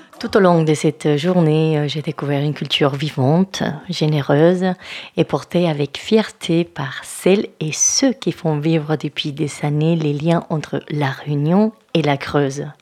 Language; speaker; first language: French; native; French